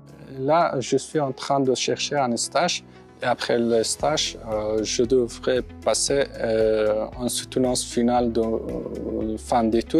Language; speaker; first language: French; non-native, fluent; Persian